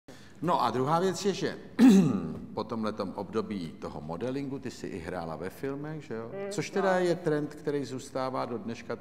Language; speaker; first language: Czech; native; Czech